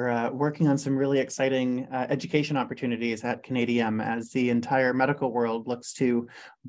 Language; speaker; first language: English; native; English